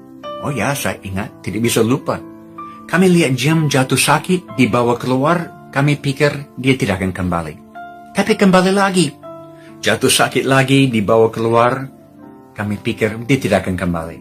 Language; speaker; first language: Indonesian; non-native, fluent; English